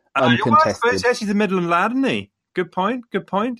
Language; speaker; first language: English; native; English